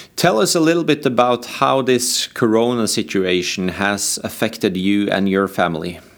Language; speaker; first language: English; non-native, fluent; Norwegian